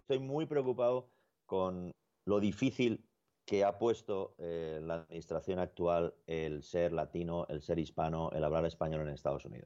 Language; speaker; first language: Spanish; native; Spanish